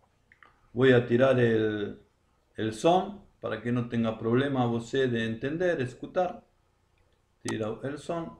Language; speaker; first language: Spanish; non-native, learner; Portuguese